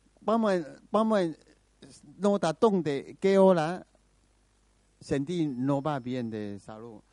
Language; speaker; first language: Spanish; non-native, learner; Chinese